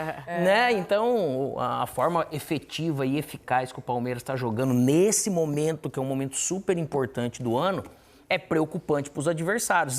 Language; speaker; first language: Portuguese; native; Portuguese